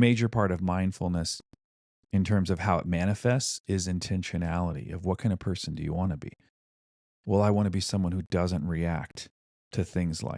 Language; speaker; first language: English; native; English